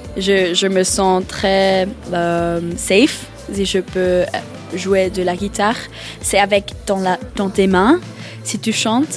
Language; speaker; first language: French; non-native, learner; German